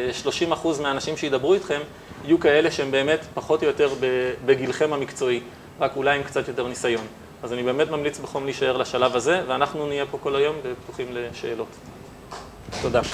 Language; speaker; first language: Hebrew; native; Hebrew